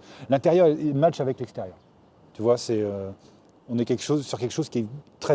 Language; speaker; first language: French; native; French